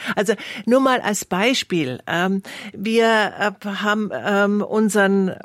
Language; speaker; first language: German; native; German